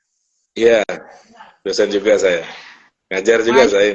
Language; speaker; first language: Indonesian; native; Indonesian